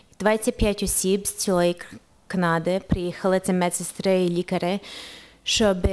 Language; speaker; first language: Ukrainian; early bilingual, heritage; Ukrainian